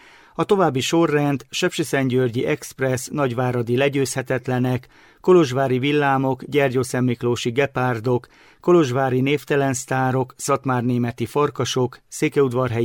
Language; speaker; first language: Hungarian; native; Hungarian